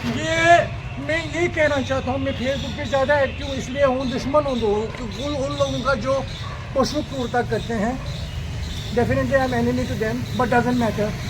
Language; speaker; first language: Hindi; non-native, local second language; Kashmiri